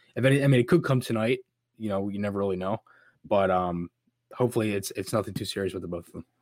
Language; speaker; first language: English; native; English